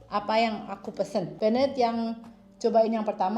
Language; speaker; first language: Indonesian; native; Indonesian